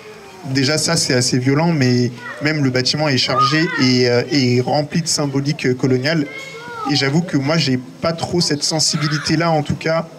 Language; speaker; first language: French; native; French